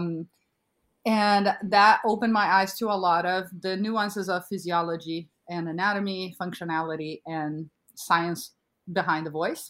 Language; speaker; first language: English; non-native, fluent; Portuguese